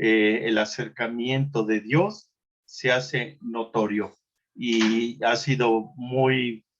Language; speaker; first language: Spanish; native; Spanish